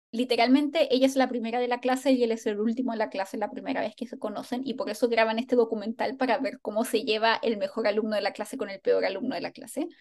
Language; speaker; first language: Spanish; native; Spanish